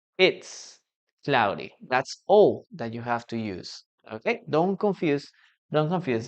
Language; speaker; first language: English; non-native, fluent; Spanish